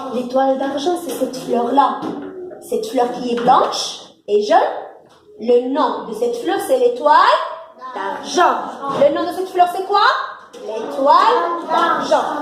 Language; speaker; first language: French; non-native, local second language; Arabic